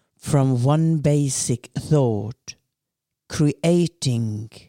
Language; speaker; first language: English; non-native, fluent; Norwegian